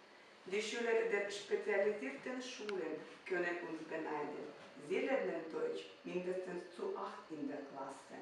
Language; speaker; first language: German; non-native, fluent; Ukrainian